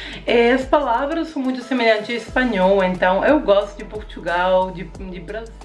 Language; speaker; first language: Portuguese; non-native, fluent; Croatian